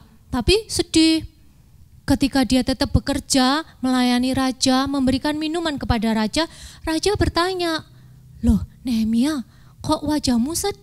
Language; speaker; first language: Indonesian; native; Indonesian